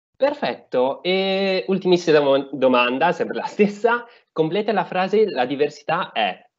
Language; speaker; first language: Italian; native; Italian